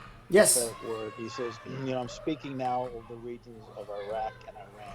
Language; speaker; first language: English; native; English